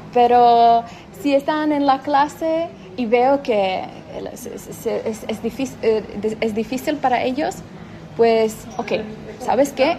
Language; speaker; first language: Spanish; non-native, fluent; Czech